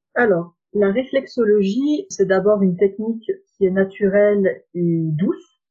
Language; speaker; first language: French; native; French